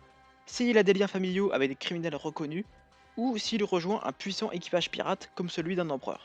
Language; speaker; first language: French; native; French